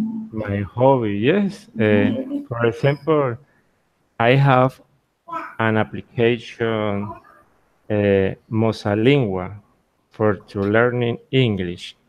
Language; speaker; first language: English; non-native, learner; Spanish